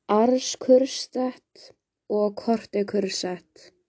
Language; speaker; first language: Norwegian; non-native, learner; Icelandic